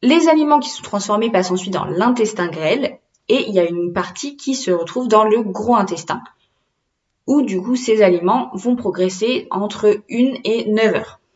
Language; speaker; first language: French; native; French